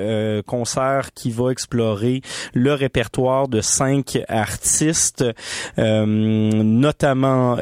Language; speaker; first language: French; native; French